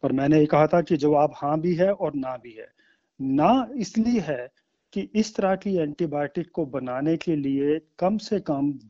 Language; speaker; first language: Hindi; native; Hindi